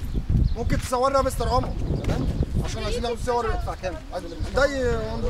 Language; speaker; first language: Russian; native; Russian